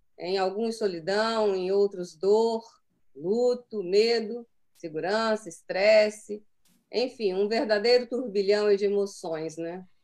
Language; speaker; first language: Portuguese; native; Portuguese